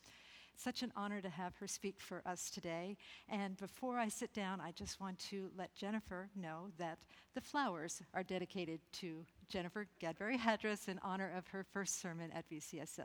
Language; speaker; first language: English; native; English